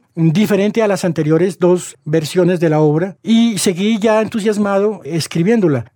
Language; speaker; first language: Spanish; native; Spanish